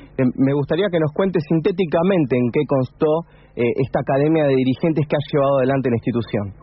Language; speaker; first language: Spanish; native; Spanish